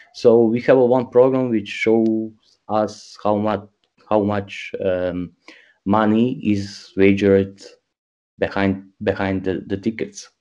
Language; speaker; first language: English; non-native, learner; Croatian